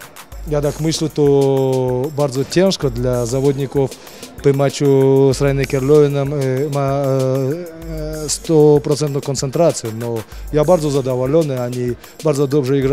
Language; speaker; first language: Polish; non-native, learner; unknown